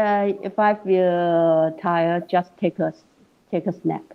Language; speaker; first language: English; non-native, learner; Chinese